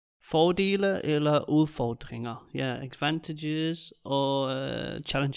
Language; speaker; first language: Danish; native; Danish